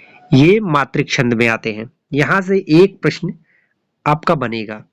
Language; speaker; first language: Hindi; native; Hindi